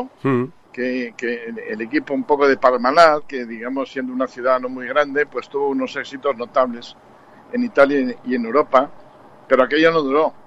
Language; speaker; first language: Spanish; native; Spanish